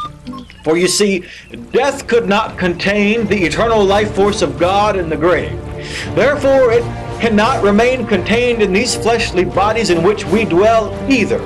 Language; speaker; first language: English; native; English